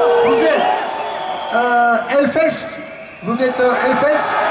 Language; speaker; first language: French; non-native, learner; English